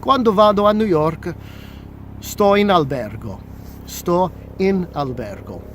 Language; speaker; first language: Italian; non-native, fluent; English